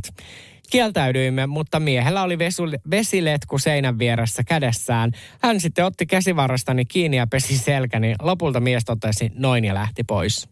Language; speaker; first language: Finnish; native; Finnish